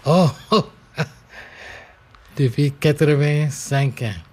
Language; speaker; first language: French; non-native, local second language; English